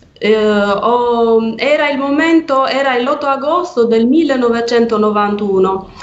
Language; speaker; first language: Italian; non-native, fluent; Albanian